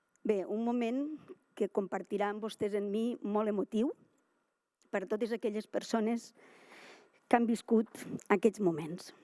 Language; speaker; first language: Catalan; native; Catalan